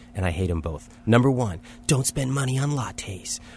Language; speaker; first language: English; early bilingual, other home language; Hindi